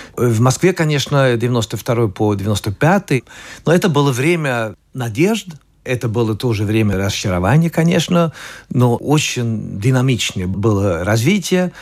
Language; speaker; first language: Russian; non-native, fluent; Swedish